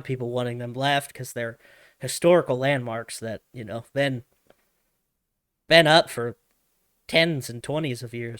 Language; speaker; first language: English; native; English